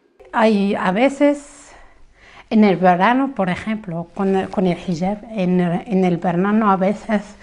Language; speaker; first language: Spanish; non-native, fluent; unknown